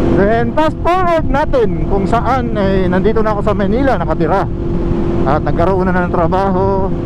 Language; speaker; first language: Filipino; non-native, local second language; Cebuano